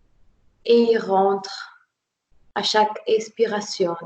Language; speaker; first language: French; non-native, fluent; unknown